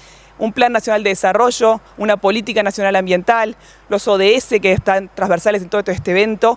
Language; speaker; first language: Spanish; native; Spanish